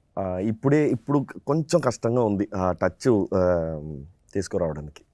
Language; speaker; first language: Telugu; non-native, fluent; Tamil